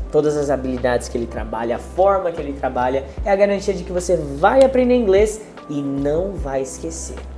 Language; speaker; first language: Portuguese; native; Portuguese